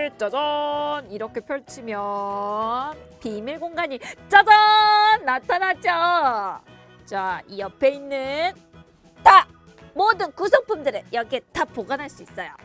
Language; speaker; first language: Korean; native; Korean